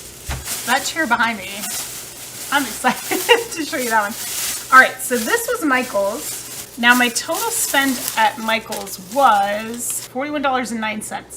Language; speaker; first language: English; native; English